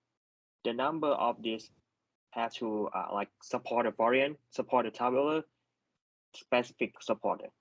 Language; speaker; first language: English; non-native, learner; Thai